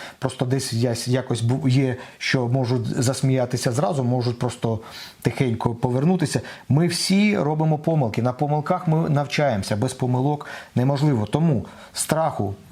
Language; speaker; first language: Ukrainian; non-native, local second language; Russian